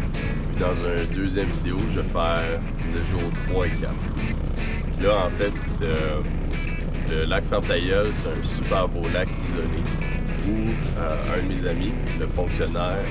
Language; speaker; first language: French; native; French